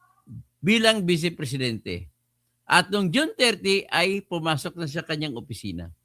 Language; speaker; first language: Filipino; native; Filipino